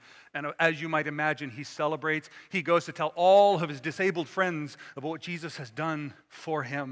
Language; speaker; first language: English; native; English